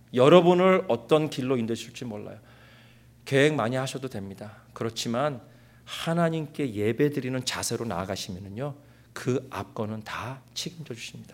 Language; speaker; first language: Korean; early bilingual, heritage; Korean